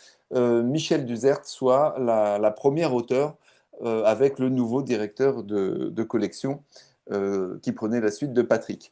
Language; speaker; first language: French; native; French